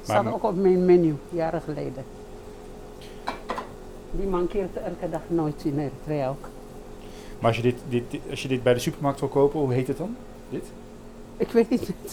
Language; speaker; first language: Dutch; non-native, learner; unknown